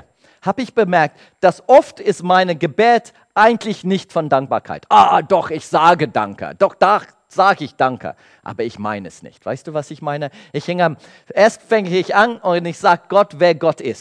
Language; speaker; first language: German; non-native, learner; English